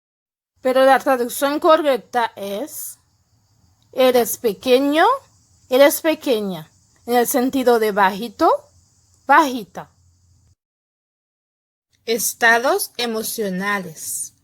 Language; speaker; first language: Spanish; non-native, fluent; Haitian Creole